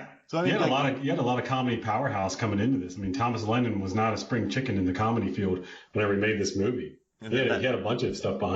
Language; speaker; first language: English; native; English